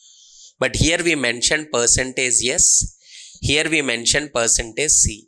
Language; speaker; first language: English; non-native, local second language; Telugu